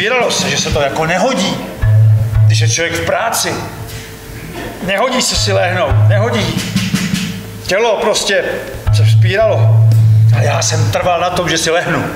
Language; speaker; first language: Czech; native; Czech